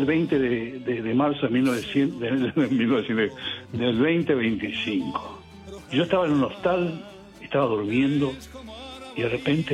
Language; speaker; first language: Spanish; non-native, local second language; Guarani